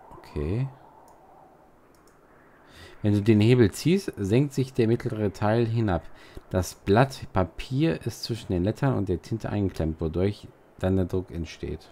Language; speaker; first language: German; native; German